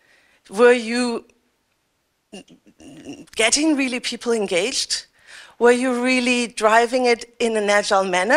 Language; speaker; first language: English; non-native, fluent; German